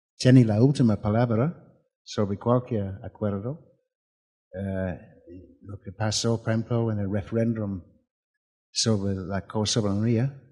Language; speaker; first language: Spanish; non-native, fluent; English